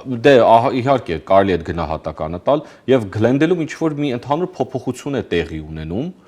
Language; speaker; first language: Armenian; early bilingual, heritage; Armenian